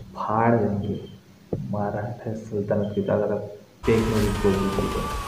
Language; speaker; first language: Hindi; non-native, local second language; Marathi